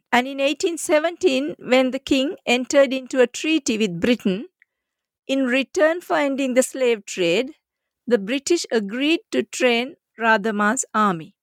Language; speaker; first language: English; non-native, local second language; Sinhala